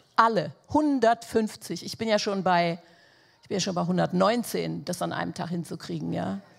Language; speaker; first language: German; non-native, fluent; Portuguese